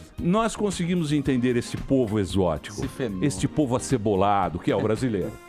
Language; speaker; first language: Portuguese; native; Portuguese